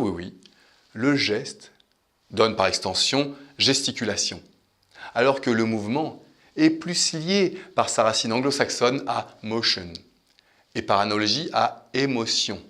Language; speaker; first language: French; native; French